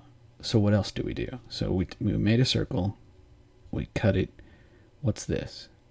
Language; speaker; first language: English; native; English